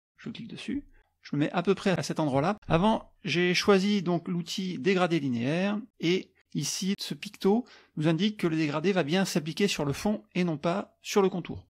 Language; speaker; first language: French; native; French